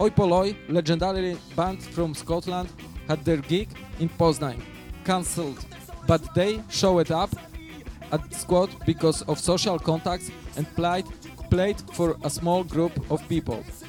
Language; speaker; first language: English; non-native, fluent; Polish